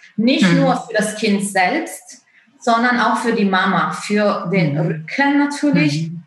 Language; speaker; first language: German; non-native, fluent; Italian